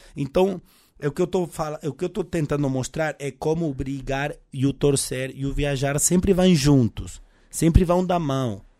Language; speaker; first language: Portuguese; non-native, fluent; Spanish